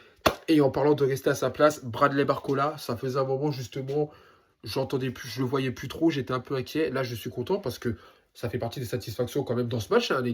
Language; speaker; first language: French; native; French